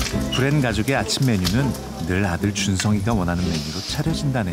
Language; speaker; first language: Korean; native; Korean